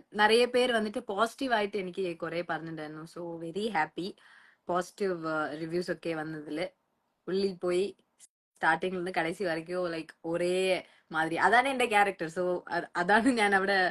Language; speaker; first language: Malayalam; non-native, local second language; Tamil